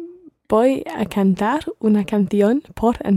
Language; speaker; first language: Spanish; non-native, learner; English